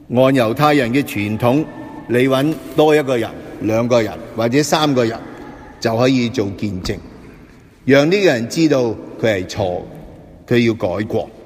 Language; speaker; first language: Cantonese; native; Cantonese